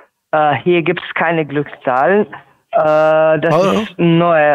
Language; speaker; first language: German; non-native, learner; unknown